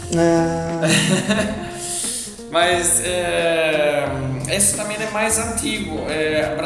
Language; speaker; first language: Portuguese; non-native, fluent; German